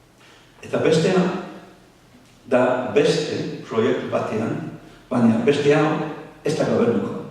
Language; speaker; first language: Basque; non-native, fluent; English